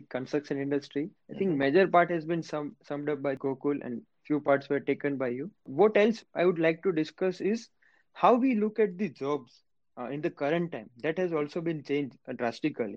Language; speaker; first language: English; non-native, local second language; Gujarati